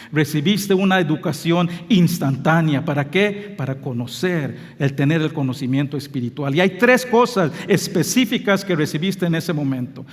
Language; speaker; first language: Spanish; non-native, local second language; English